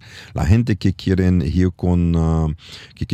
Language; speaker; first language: Spanish; non-native, learner; French